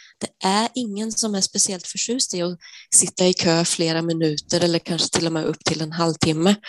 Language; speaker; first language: Swedish; native; Swedish